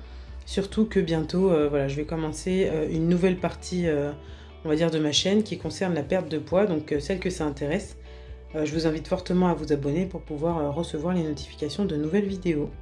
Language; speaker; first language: French; native; French